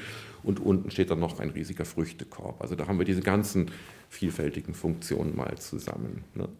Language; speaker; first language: German; native; German